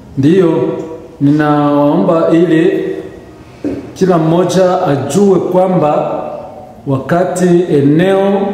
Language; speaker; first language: Swahili; native; Swahili